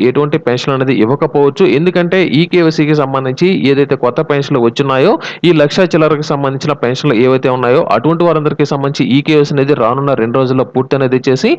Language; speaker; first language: Telugu; native; Telugu